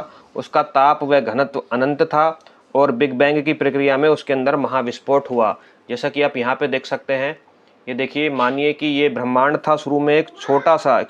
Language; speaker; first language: Hindi; native; Hindi